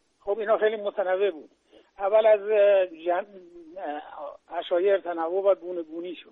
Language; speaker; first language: Persian; native; Persian